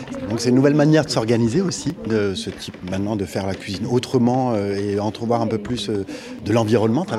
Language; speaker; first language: French; native; French